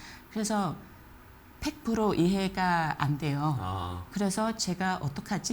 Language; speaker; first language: Korean; non-native, fluent; Vietnamese